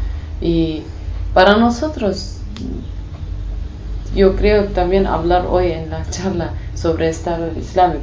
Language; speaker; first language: Spanish; non-native, learner; Kurdish